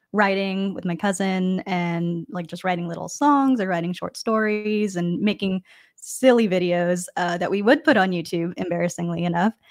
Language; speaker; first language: English; native; English